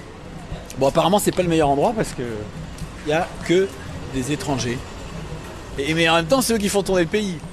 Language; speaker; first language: French; native; French